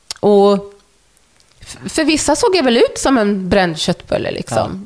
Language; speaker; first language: Swedish; early bilingual, other home language; Wolof